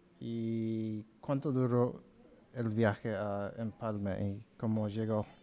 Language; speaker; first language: Spanish; early bilingual, heritage; Spanish